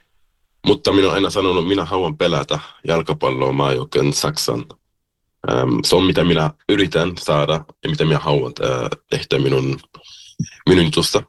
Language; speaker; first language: Finnish; early bilingual, heritage; German